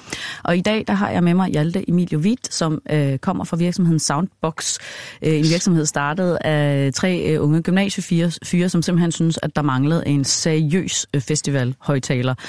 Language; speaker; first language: Danish; native; Danish